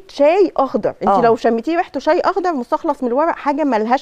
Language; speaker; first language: Arabic; native; Arabic